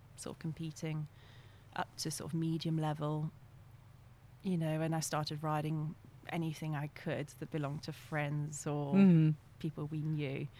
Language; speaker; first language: English; non-native, fluent; French